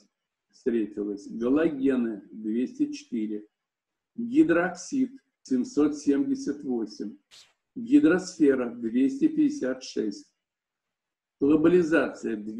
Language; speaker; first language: Russian; native; Russian